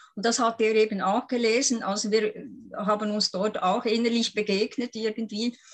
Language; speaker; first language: German; native; German